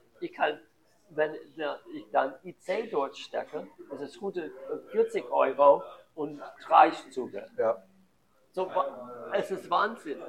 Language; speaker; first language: German; non-native, learner; English